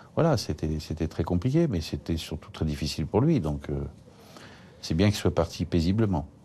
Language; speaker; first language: French; native; French